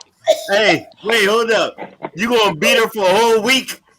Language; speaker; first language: English; native; English